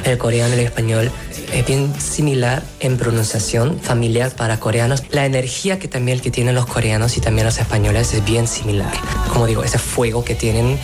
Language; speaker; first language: Spanish; non-native, fluent; Korean